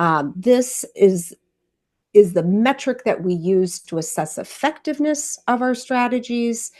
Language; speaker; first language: English; native; English